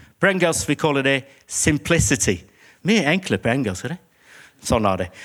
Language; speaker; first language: Norwegian; non-native, fluent; English